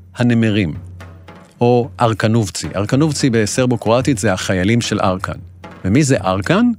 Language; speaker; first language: Hebrew; native; Hebrew